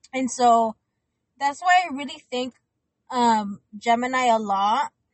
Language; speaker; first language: English; early bilingual, other home language; Spanish